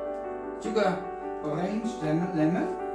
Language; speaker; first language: Indonesian; non-native, learner; German